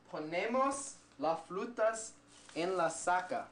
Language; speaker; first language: Spanish; non-native, learner; English